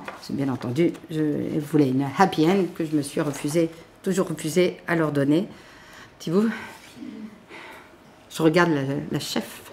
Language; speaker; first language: French; native; French